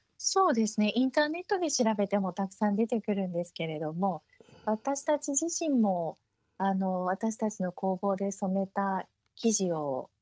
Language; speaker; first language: Japanese; early bilingual, heritage; Japanese